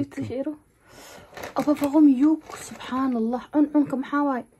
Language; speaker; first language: German; non-native, learner; Somali